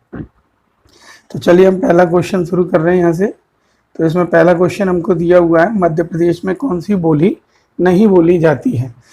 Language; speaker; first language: Hindi; native; Hindi